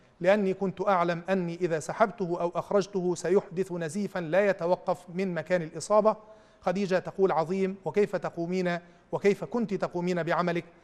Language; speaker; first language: Arabic; native; Arabic